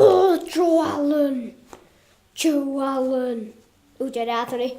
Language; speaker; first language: Welsh; native; Welsh